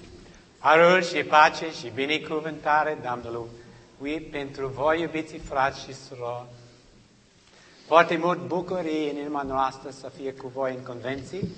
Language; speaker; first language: Romanian; non-native, learner; English